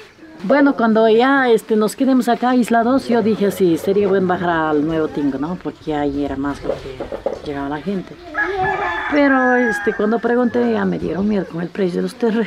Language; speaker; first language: Spanish; native; Spanish